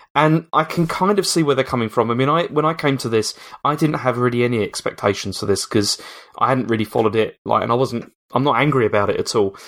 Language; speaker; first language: English; native; English